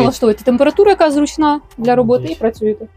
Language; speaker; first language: Ukrainian; native; Ukrainian